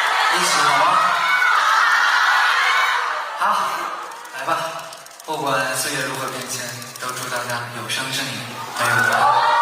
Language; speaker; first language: Chinese; native; Chinese